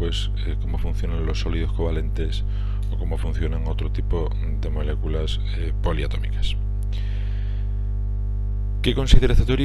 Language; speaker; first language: Spanish; native; Spanish